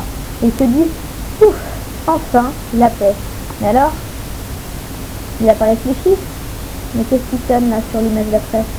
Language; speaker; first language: French; native; French